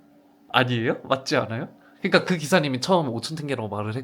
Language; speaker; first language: Korean; native; Korean